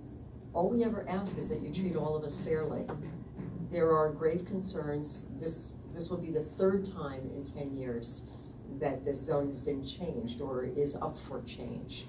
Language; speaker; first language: English; native; English